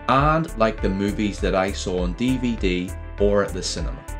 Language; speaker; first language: English; native; English